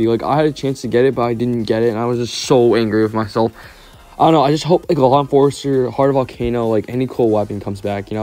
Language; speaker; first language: English; native; English